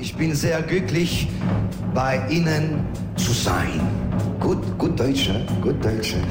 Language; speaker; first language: German; non-native, learner; French